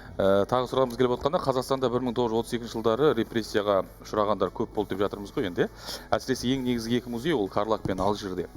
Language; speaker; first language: Kazakh; native; Kazakh